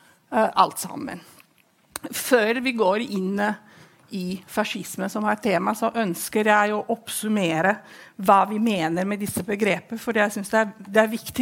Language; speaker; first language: Norwegian; non-native, fluent; Italian